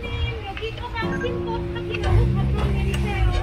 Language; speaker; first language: Korean; non-native, learner; Thai